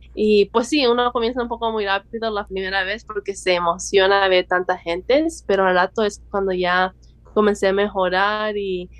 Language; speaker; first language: Spanish; native; Spanish